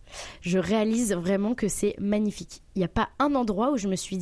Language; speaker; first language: French; native; French